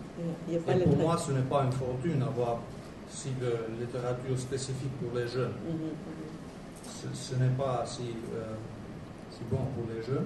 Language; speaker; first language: French; non-native, fluent; Albanian